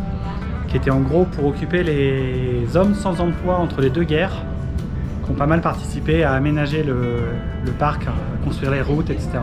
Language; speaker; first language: French; native; French